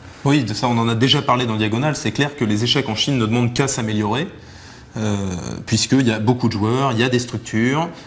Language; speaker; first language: French; native; French